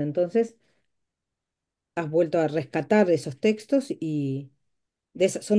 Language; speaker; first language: Spanish; native; Spanish